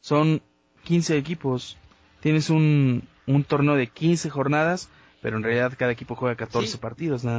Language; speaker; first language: Spanish; native; Spanish